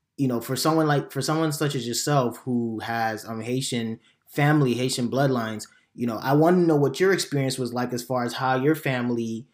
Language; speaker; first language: English; early bilingual, other home language; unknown